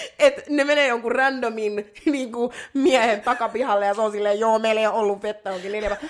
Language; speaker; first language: Finnish; early bilingual, other home language; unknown